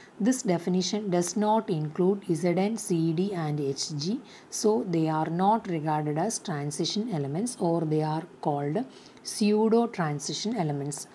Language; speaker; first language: English; non-native, local second language; Malayalam